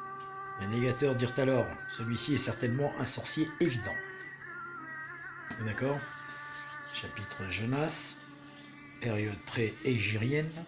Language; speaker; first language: French; native; French